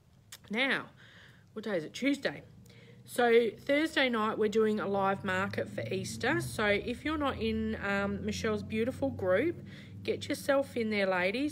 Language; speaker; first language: English; native; English